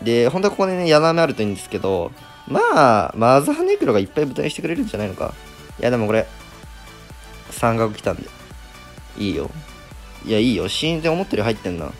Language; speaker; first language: Japanese; native; Japanese